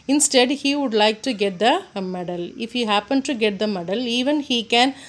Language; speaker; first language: English; non-native, local second language; Tamil